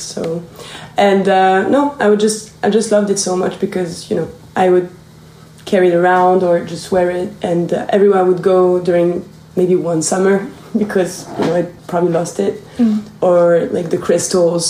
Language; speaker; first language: English; non-native, fluent; French